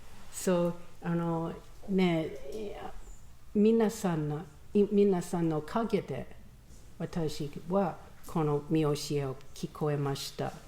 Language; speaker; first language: Japanese; non-native, learner; English